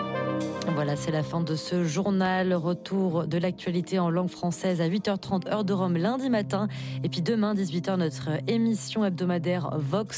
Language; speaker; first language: French; native; French